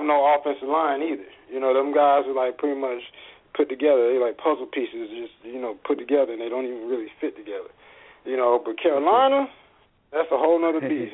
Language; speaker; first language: English; native; English